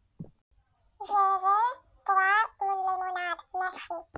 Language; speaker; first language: French; non-native, learner; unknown